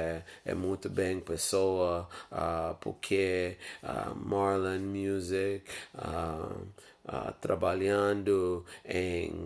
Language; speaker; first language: Portuguese; non-native, learner; English